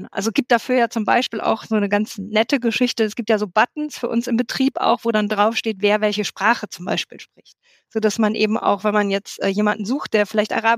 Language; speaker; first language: German; native; German